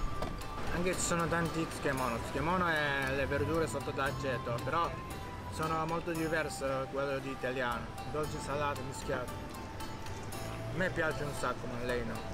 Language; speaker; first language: Italian; non-native, learner; Japanese